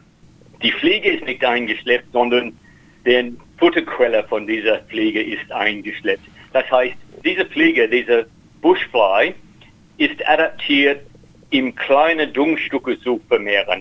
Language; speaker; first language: German; non-native, learner; English